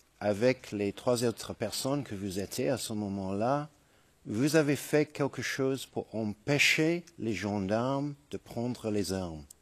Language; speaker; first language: French; non-native, fluent; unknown